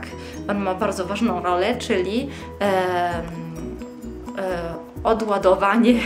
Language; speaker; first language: Polish; early bilingual, heritage; Polish